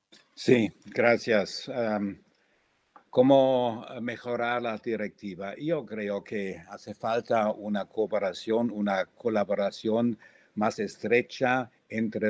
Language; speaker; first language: Spanish; non-native, fluent; German